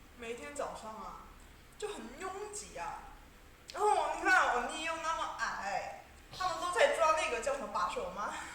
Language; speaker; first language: Chinese; non-native, fluent; Korean